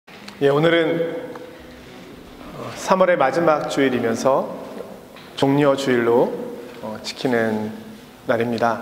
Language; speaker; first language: Korean; native; Korean